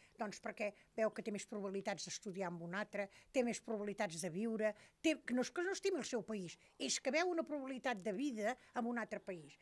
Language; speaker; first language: Catalan; native; Catalan